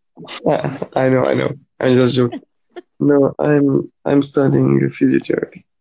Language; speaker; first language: English; non-native, fluent; Croatian